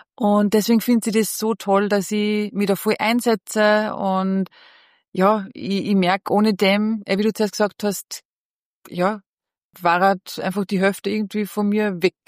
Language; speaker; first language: German; early bilingual, other home language; Bosnian